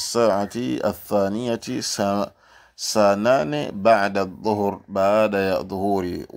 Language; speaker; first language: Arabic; non-native, fluent; Swahili